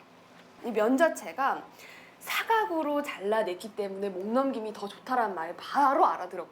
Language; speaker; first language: Korean; native; Korean